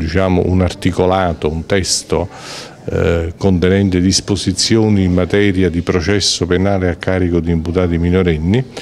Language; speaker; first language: Italian; native; Italian